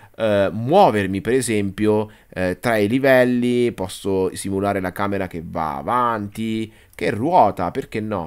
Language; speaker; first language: Italian; native; Italian